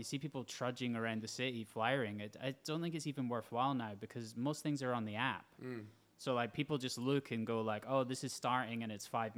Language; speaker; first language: English; native; English